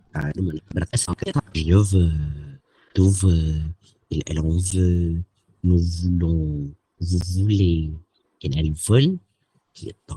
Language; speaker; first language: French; non-native, learner; Indonesian